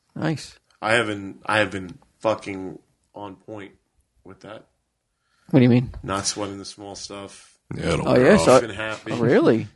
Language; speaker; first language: English; native; English